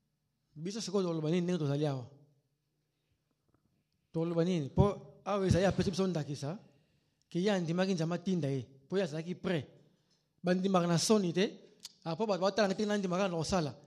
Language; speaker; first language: German; non-native, learner; Lingala